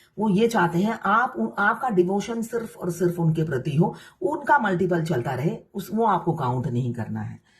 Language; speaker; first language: Hindi; non-native, local second language; Bangla